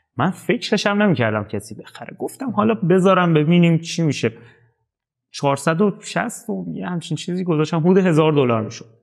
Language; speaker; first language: Persian; native; Persian